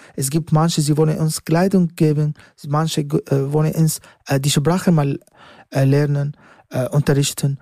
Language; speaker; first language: German; non-native, learner; Arabic